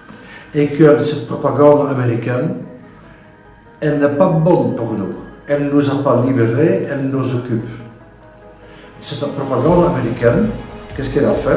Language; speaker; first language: French; non-native, local second language; Dutch